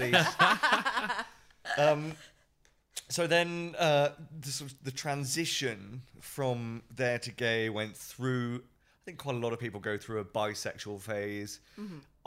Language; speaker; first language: English; native; English